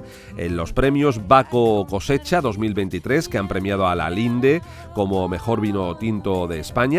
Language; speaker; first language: Spanish; native; Spanish